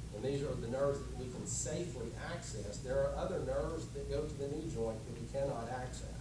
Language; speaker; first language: English; native; English